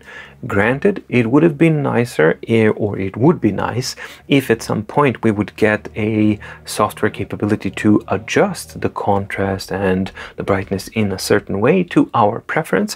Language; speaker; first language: English; non-native, fluent; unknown